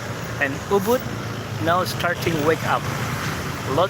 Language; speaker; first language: English; non-native, learner; Indonesian